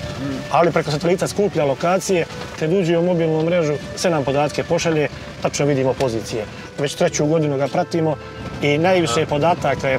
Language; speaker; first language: Croatian; native; Croatian